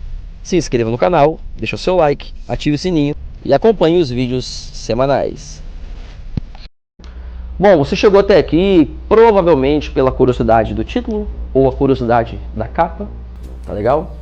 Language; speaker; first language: Portuguese; native; Portuguese